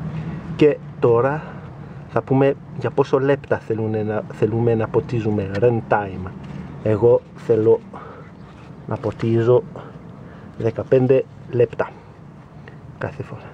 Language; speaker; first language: Greek; non-native, learner; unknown